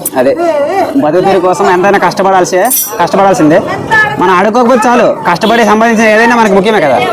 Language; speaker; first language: Telugu; native; Telugu